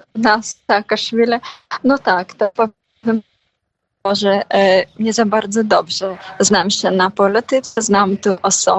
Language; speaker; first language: Polish; non-native, fluent; Ukrainian